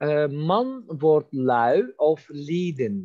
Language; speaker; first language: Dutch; non-native, fluent; Turkish